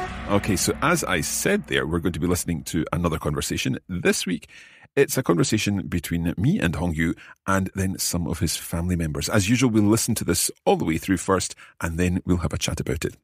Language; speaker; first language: English; native; English